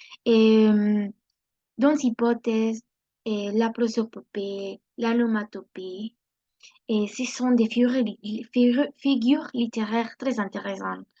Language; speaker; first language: French; non-native, learner; Spanish